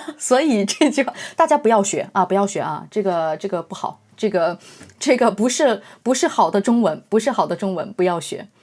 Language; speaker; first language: Chinese; native; Chinese